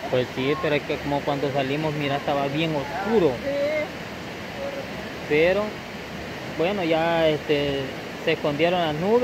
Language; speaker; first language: Spanish; native; Spanish